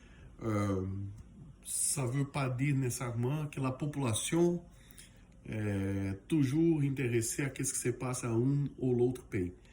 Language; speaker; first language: French; non-native, fluent; Portuguese